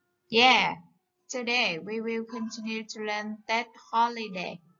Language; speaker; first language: English; non-native, fluent; Vietnamese